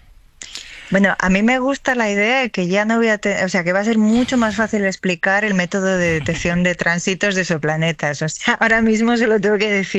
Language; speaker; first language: Spanish; native; Spanish